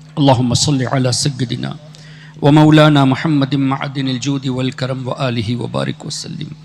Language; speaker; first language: Urdu; non-native, fluent; Memoni